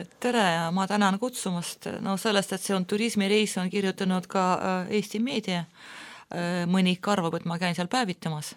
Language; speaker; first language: Estonian; non-native, local second language; Russian